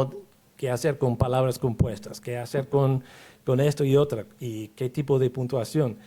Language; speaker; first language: Spanish; non-native, fluent; English